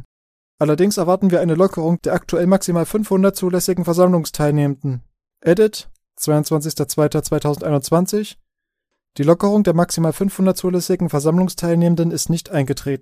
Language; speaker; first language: German; native; German